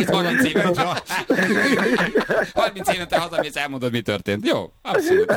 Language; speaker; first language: Hungarian; native; Hungarian